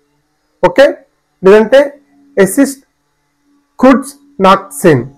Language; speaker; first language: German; non-native, fluent; Telugu